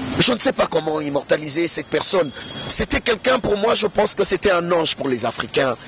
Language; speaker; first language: French; non-native, local second language; Lingala